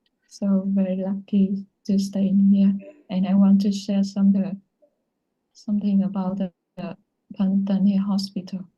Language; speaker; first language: English; non-native, learner; Vietnamese